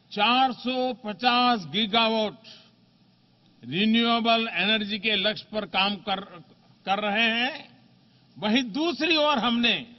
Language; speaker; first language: Hindi; non-native, local second language; Gujarati